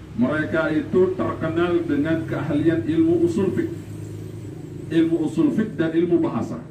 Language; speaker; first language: Malay; non-native, local second language; Sasak